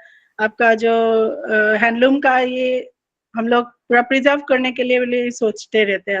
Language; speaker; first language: Hindi; non-native, local second language; Assamese